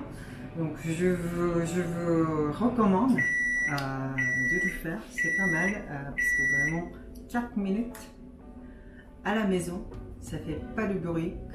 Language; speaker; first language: French; non-native, fluent; Japanese